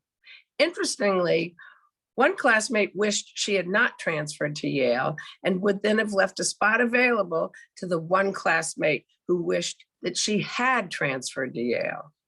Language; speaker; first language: English; native; English